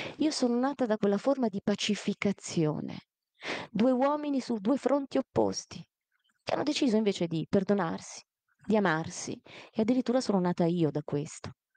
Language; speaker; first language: Italian; early bilingual, other home language; Amharic